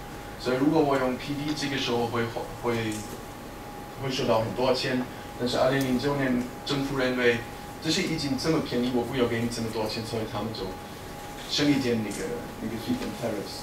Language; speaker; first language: Chinese; non-native, fluent; German